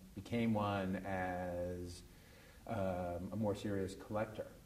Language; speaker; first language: English; native; English